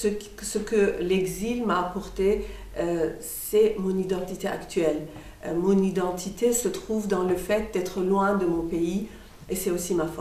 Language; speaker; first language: French; non-native, fluent; Persian